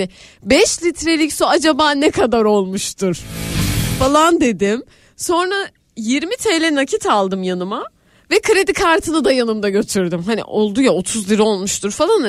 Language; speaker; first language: Turkish; native; Turkish